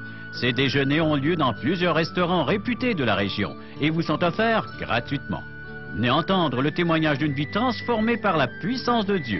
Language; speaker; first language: French; native; French